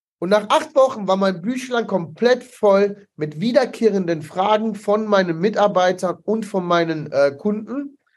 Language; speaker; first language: German; early bilingual, other home language; Italian